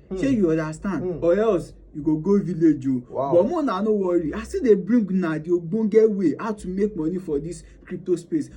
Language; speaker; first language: Nigerian Pidgin; native; Nigerian Pidgin